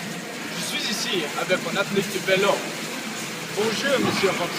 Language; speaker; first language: French; non-native, learner; English